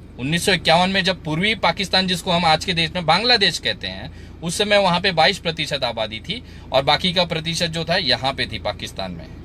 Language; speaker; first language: Hindi; native; Hindi